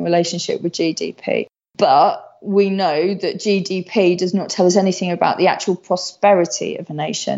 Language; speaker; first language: English; native; English